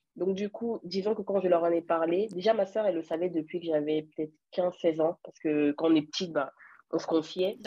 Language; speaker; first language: French; early bilingual, other home language; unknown